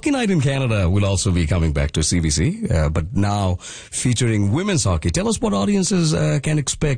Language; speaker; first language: English; non-native, local second language; Bangla